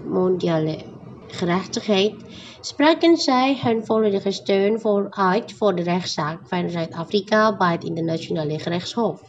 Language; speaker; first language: Dutch; non-native, fluent; Indonesian